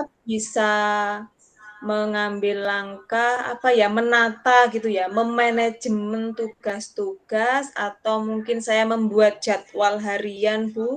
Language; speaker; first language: Indonesian; non-native, local second language; Javanese